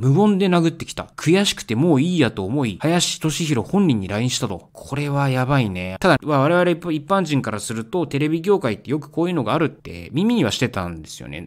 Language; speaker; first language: Japanese; native; Japanese